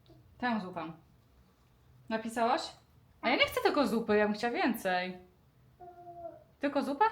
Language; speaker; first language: Polish; native; Polish